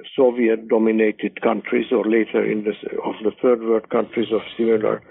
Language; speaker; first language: English; non-native, fluent; Hungarian